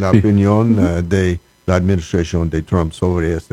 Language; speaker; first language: Spanish; non-native, learner; English